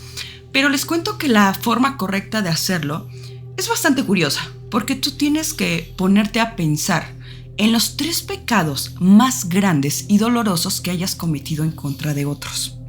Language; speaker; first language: Spanish; native; Spanish